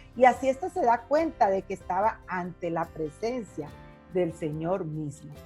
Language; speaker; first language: Spanish; native; Spanish